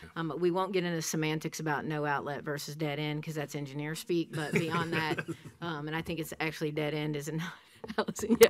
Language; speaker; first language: English; native; English